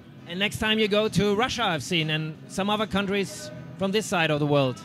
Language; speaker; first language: English; non-native, fluent; German